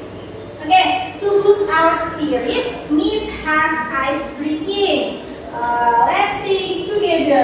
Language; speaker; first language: English; non-native, learner; Indonesian